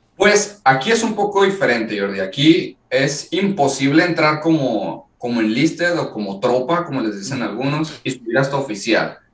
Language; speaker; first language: Spanish; native; Spanish